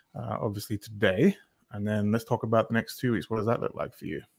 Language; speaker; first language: English; native; English